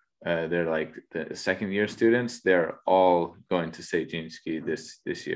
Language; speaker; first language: English; native; English